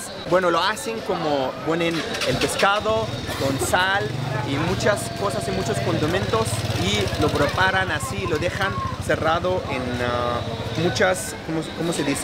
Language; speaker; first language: Spanish; non-native, fluent; Arabic